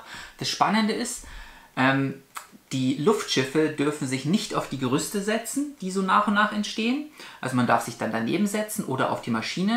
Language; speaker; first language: German; native; German